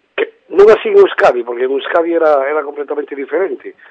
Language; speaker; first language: Spanish; non-native, local second language; Galician